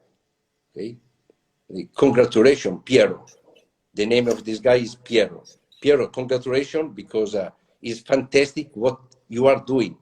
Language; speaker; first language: English; non-native, learner; Italian